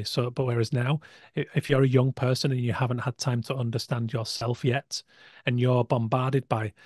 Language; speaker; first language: English; native; English